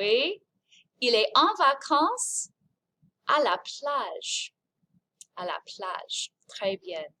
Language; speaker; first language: French; non-native, fluent; English